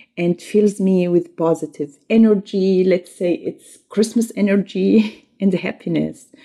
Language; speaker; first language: English; non-native, fluent; Arabic